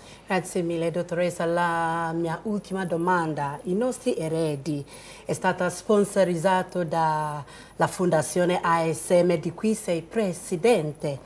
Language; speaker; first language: Italian; non-native, fluent; Akan